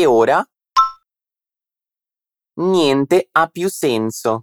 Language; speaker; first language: Italian; non-native, fluent; Portuguese